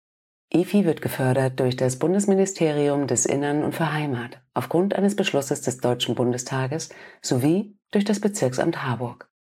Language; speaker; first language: German; native; German